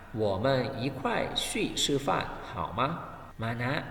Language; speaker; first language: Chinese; non-native, fluent; Thai